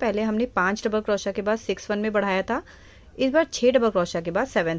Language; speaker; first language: Hindi; native; Hindi